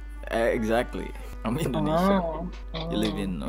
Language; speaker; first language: English; non-native, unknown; Indonesian